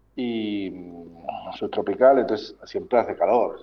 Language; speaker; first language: Spanish; native; Spanish